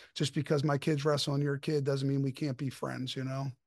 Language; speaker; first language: English; native; English